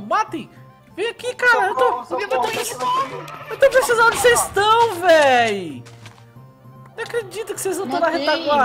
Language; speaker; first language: Portuguese; native; Portuguese